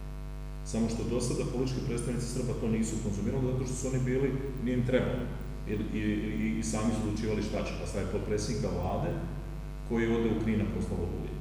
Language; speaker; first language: Serbian; native; Serbian